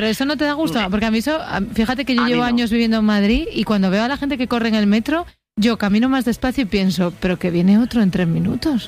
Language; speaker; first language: Spanish; native; Spanish